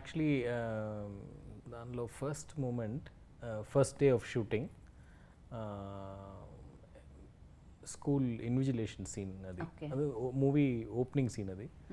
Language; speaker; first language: Telugu; non-native, learner; Tamil